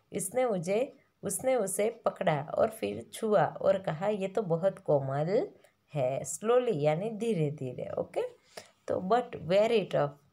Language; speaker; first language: Hindi; non-native, local second language; Gujarati